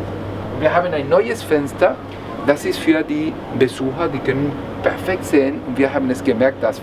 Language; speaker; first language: German; non-native, learner; Spanish